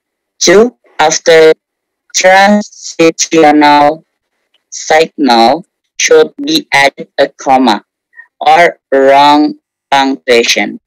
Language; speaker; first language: English; non-native, learner; Indonesian